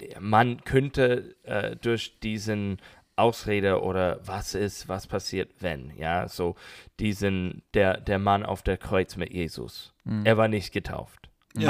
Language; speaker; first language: German; non-native, learner; English